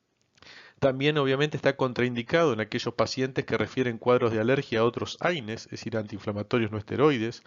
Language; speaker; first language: Spanish; native; Spanish